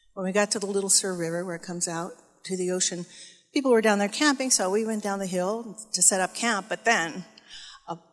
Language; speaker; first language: English; native; English